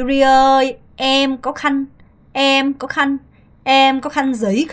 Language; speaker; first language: Vietnamese; non-native, fluent; Korean